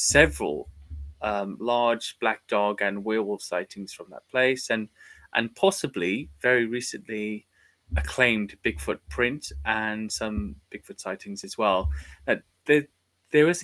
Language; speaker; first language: English; native; English